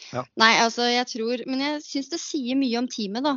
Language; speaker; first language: Norwegian; native; Norwegian